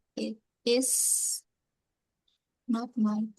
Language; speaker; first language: English; non-native, learner; Indonesian